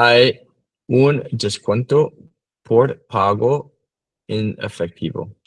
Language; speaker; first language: Spanish; non-native, learner; English